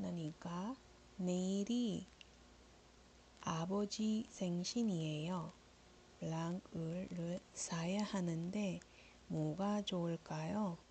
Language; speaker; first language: Korean; non-native, learner; Iloko